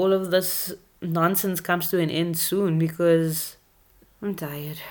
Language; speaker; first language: English; native; English